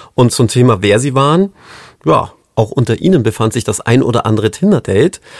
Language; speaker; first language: German; non-native, fluent; English